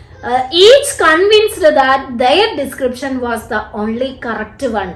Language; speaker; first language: English; non-native, local second language; Malayalam